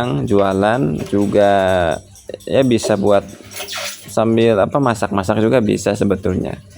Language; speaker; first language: Indonesian; non-native, local second language; Sundanese